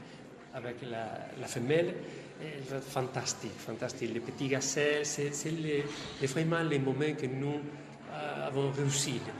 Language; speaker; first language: French; non-native, learner; Spanish